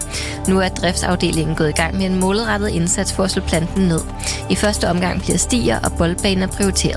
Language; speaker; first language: Danish; native; Danish